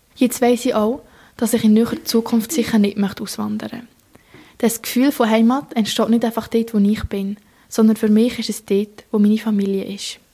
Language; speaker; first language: German; native; German